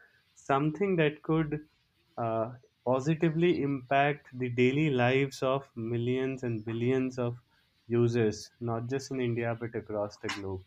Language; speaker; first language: English; non-native, local second language; Hindi